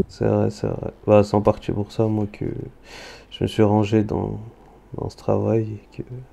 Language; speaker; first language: French; native; French